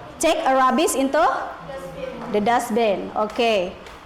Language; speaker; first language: English; non-native, learner; Indonesian